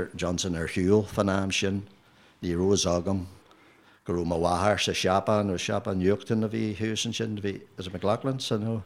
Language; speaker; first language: Irish; non-native, local second language; English